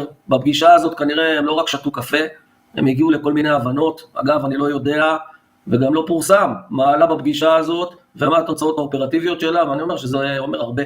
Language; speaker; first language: Hebrew; native; Hebrew